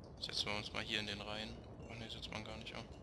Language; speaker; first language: German; native; German